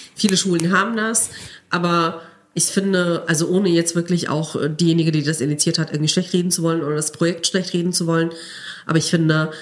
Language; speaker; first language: German; native; German